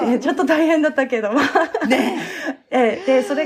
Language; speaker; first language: Japanese; early bilingual, heritage; English